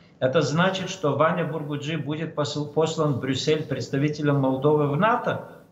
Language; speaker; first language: Russian; non-native, local second language; Romanian